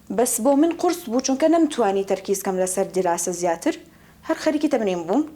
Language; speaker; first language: Central Kurdish; non-native, local second language; Arabic